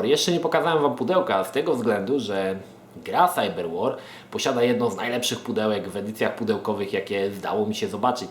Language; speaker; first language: Polish; native; Polish